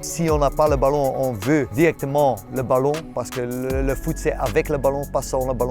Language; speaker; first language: French; non-native, local second language; Dutch